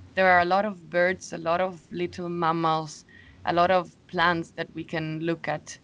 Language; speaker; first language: English; non-native, fluent; Italian